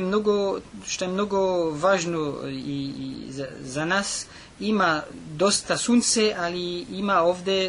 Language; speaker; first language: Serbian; non-native, learner; French